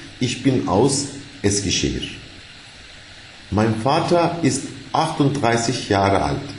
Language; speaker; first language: German; non-native, fluent; Turkish